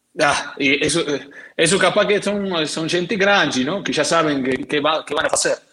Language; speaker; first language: Portuguese; non-native, learner; Spanish